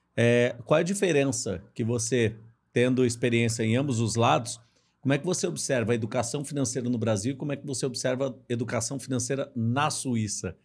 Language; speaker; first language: Portuguese; native; Portuguese